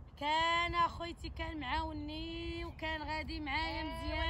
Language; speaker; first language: Arabic; native; Arabic